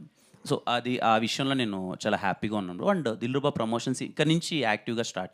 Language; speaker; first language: Telugu; native; Telugu